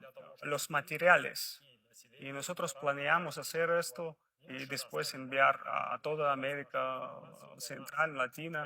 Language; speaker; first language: Spanish; non-native, fluent; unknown